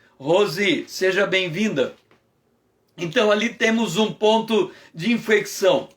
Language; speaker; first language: Portuguese; native; Portuguese